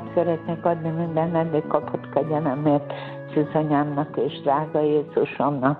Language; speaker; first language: Hungarian; native; Hungarian